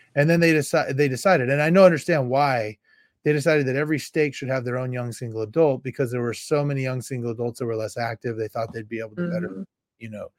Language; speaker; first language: English; native; English